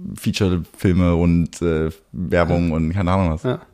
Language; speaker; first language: German; early bilingual, heritage; German